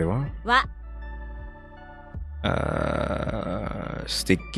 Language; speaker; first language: Japanese; non-native, learner; English